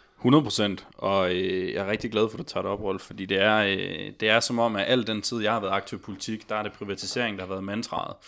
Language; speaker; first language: Danish; native; Danish